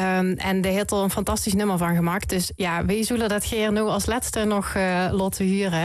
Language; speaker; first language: Dutch; native; Dutch